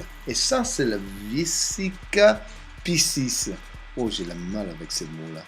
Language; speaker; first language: French; non-native, fluent; English